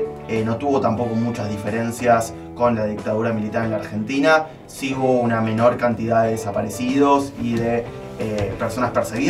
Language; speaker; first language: Spanish; native; Spanish